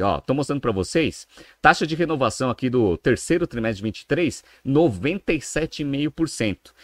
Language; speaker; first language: Portuguese; native; Portuguese